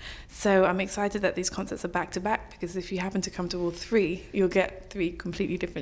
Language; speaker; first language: English; native; English